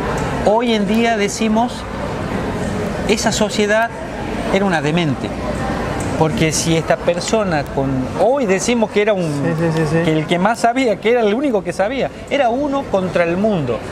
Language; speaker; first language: Spanish; native; Spanish